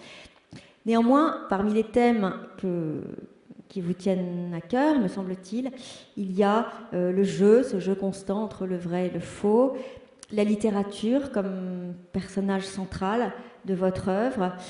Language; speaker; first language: French; native; French